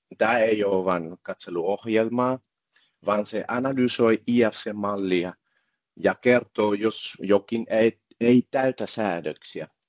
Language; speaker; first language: Finnish; non-native, fluent; Spanish